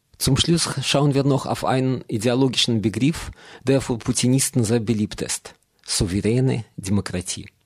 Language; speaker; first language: German; non-native, fluent; Russian